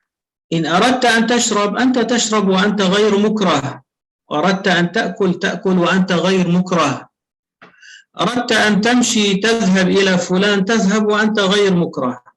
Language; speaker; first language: Arabic; native; Arabic